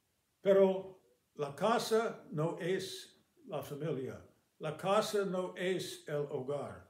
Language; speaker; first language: Spanish; non-native, fluent; English